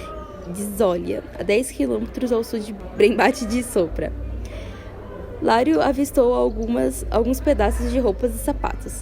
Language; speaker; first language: Portuguese; native; Portuguese